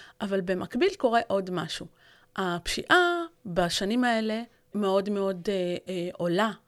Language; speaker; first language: Hebrew; non-native, local second language; Arabic